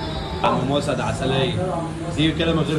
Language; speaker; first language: Arabic; native; Arabic